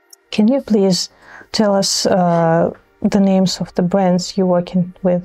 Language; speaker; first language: English; non-native, fluent; Russian